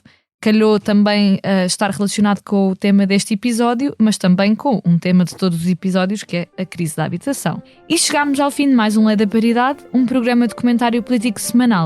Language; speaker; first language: Portuguese; native; Portuguese